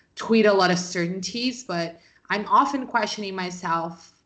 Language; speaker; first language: English; non-native, fluent; Portuguese